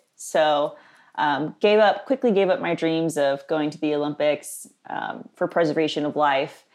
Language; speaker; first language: English; native; English